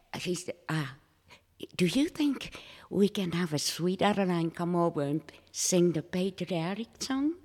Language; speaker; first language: English; non-native, fluent; Japanese